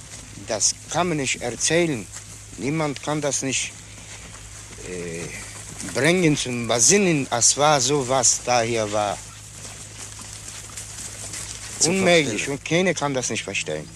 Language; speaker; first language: German; non-native, learner; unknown